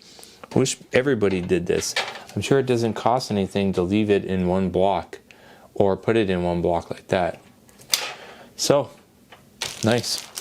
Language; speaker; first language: English; native; English